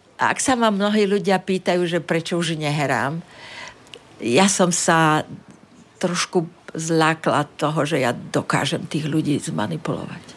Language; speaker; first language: Slovak; native; Slovak